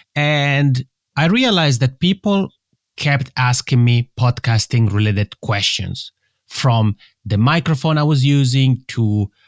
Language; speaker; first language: English; non-native, fluent; Italian